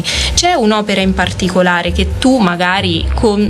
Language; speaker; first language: Italian; native; Italian